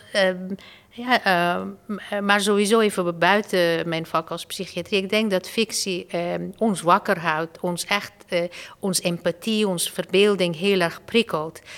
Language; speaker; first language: Dutch; non-native, fluent; Persian